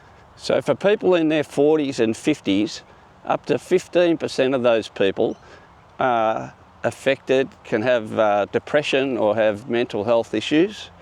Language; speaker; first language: English; native; English